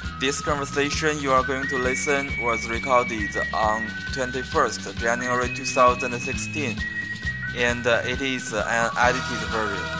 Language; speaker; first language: English; non-native, fluent; Chinese